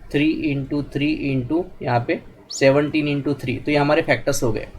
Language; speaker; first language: Hindi; non-native, local second language; Marathi